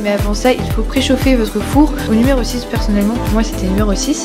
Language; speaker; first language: French; native; French